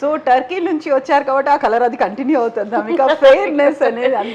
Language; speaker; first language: Telugu; native; Telugu